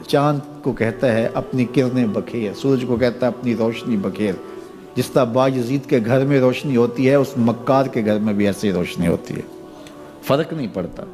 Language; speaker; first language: Urdu; non-native, local second language; Punjabi